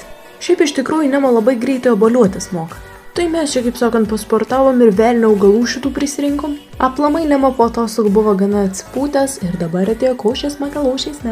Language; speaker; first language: Lithuanian; native; Lithuanian